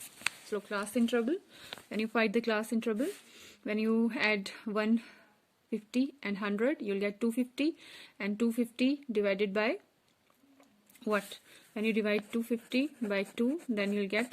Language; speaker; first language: English; non-native, local second language; Hindi